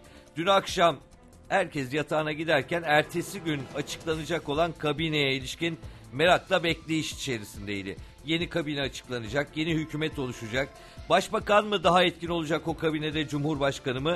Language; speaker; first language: Turkish; native; Turkish